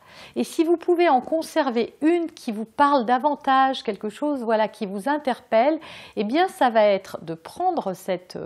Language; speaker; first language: French; native; French